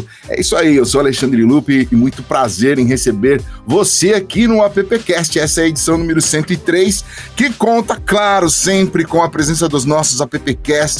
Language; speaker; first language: Portuguese; native; Portuguese